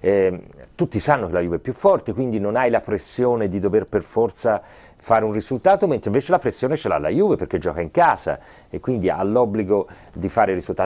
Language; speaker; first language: Italian; native; Italian